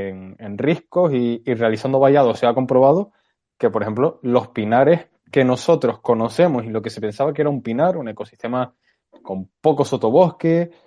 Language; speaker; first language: Spanish; native; Spanish